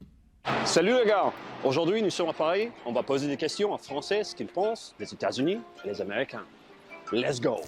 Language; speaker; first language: French; non-native, learner; English